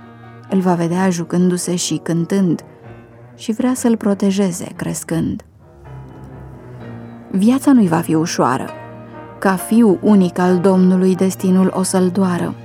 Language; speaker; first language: Romanian; native; Romanian